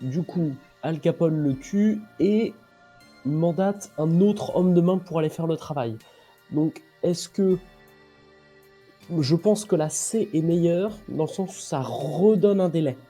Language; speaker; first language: French; native; French